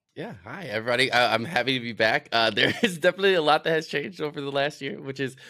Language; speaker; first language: English; native; English